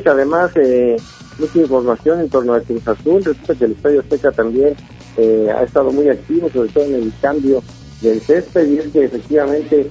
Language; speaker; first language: Spanish; native; Spanish